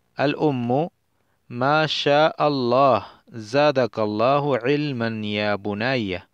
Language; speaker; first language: Arabic; non-native, fluent; Spanish